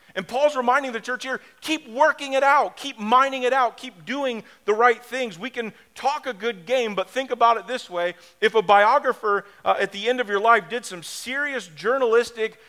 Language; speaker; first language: English; native; English